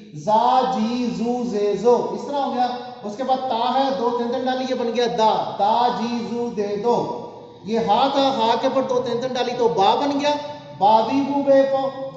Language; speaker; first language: Urdu; native; Urdu